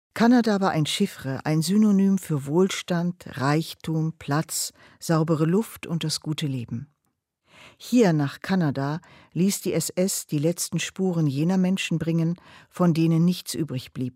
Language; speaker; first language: German; native; German